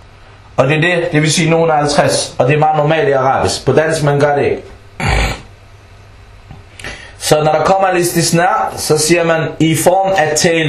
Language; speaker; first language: Danish; early bilingual, other home language; Arabic